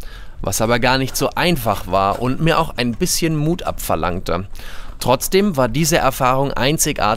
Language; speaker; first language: German; native; German